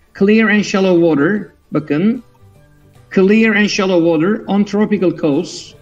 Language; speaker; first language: English; non-native, fluent; Turkish